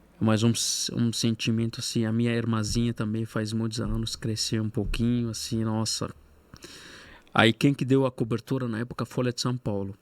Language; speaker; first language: Portuguese; non-native, fluent; Arabic